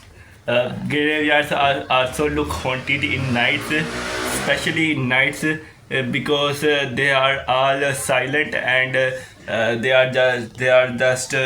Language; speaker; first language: English; non-native, local second language; Urdu